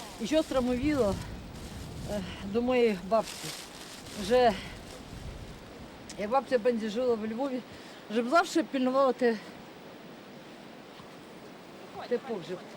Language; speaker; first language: Ukrainian; non-native, local second language; Polish